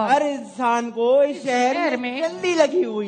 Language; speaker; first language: Urdu; native; Urdu